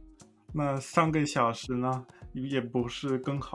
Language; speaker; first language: Chinese; non-native, learner; English